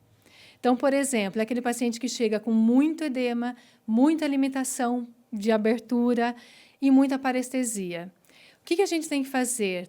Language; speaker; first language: Portuguese; native; Portuguese